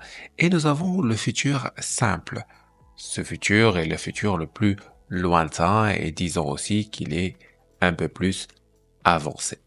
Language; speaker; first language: French; non-native, fluent; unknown